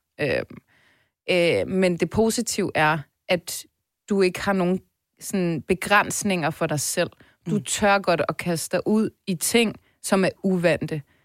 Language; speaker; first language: Danish; early bilingual, other home language; Persian